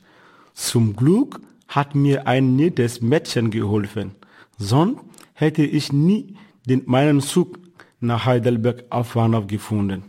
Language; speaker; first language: German; non-native, fluent; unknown